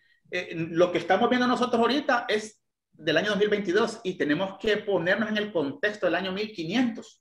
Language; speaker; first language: Spanish; native; Spanish